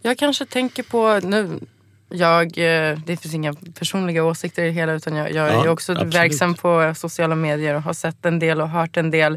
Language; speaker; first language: Swedish; native; Swedish